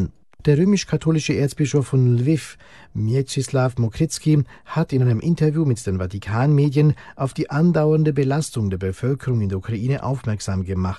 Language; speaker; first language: German; native; German